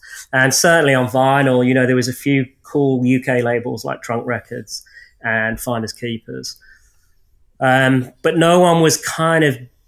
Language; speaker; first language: English; native; English